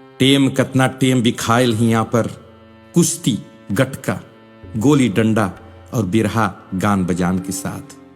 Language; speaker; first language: Bhojpuri; early bilingual, heritage; Bhojpuri